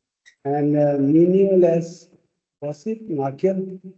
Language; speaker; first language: English; non-native, local second language; Tibetan